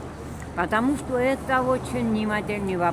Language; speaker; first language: Russian; non-native, learner; Georgian